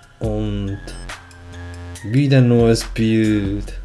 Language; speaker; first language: German; non-native, fluent; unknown